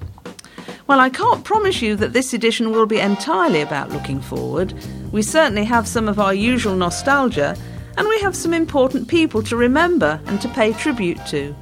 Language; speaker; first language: English; native; English